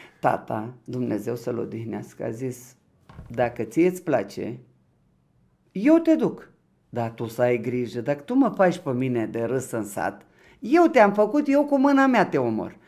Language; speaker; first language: Romanian; non-native, local second language; Ukrainian